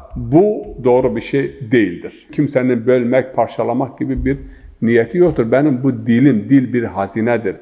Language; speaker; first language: Turkish; non-native, local second language; Zaza